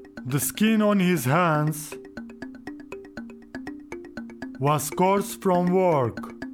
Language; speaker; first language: English; non-native, fluent; Turkish